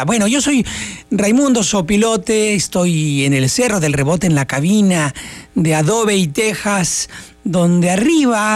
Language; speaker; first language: Spanish; native; Spanish